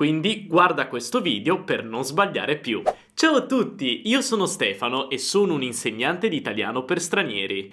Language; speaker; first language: Italian; native; Italian